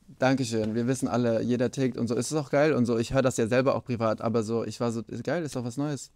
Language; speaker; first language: German; early bilingual, other home language; Kurdish